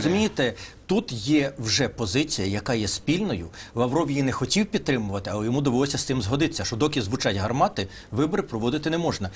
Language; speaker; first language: Ukrainian; native; Ukrainian